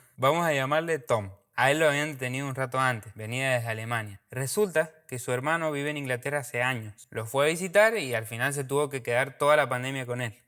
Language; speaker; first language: Spanish; native; Spanish